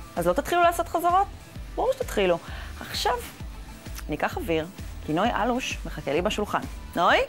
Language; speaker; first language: Hebrew; native; Hebrew